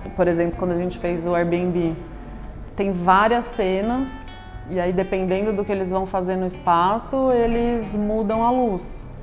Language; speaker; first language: Portuguese; native; Portuguese